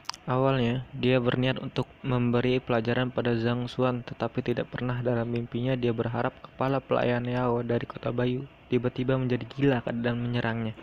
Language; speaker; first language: Indonesian; native; Indonesian